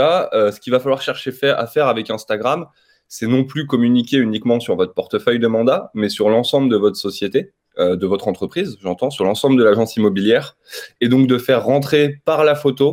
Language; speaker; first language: French; native; French